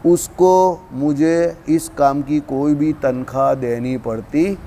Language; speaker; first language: Hindi; non-native, local second language; Gujarati